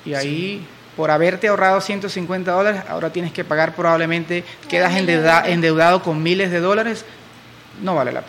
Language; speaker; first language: Spanish; native; Spanish